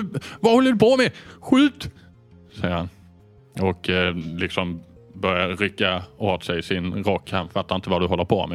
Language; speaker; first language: Swedish; native; Swedish